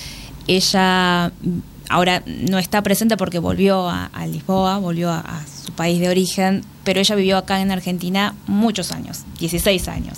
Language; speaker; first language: Spanish; native; Spanish